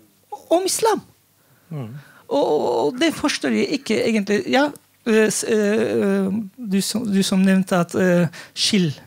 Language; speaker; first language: Norwegian; non-native, fluent; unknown